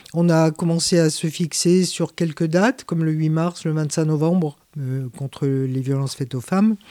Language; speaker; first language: French; native; French